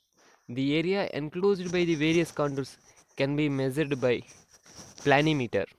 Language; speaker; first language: English; non-native, local second language; Telugu